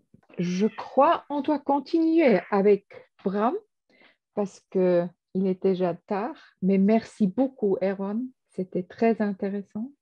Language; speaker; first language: French; non-native, fluent; German